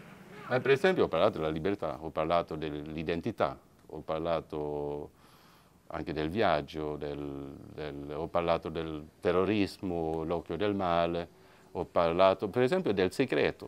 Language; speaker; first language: Italian; non-native, fluent; Swedish